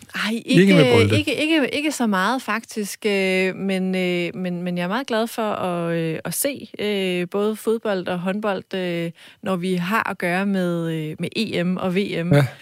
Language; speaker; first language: Danish; early bilingual, other home language; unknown